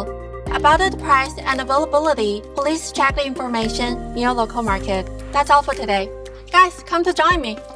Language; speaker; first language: English; non-native, fluent; Chinese